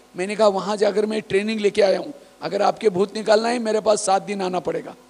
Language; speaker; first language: Hindi; non-native, local second language; Marathi